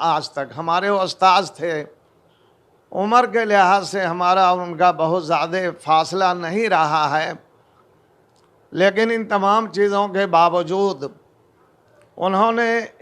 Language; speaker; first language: Urdu; native; Urdu